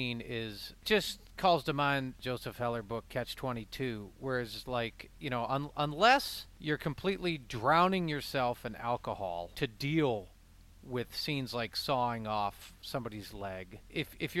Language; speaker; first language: English; native; English